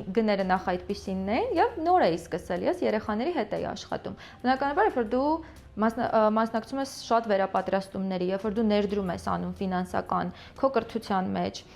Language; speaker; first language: Armenian; early bilingual, other home language; Russian